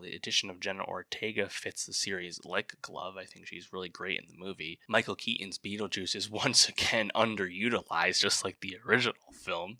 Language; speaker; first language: English; native; English